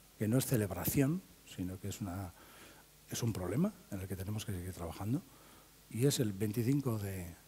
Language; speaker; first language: Spanish; native; Spanish